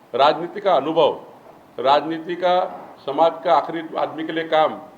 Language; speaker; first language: Hindi; non-native, local second language; Marathi